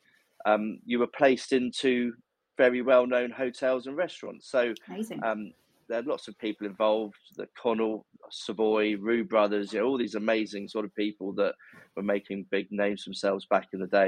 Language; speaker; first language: English; native; English